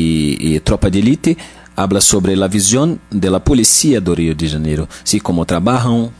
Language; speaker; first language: Spanish; non-native, learner; Portuguese